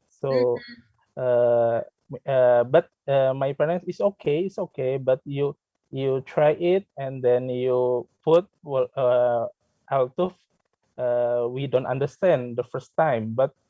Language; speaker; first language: English; non-native, learner; Indonesian